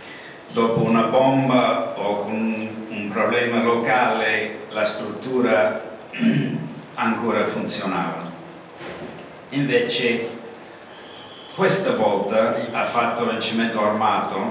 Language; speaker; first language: Italian; non-native, learner; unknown